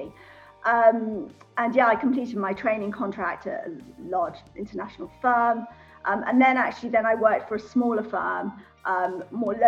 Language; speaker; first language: English; native; English